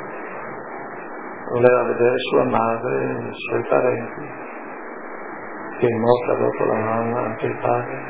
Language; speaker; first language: Italian; native; Italian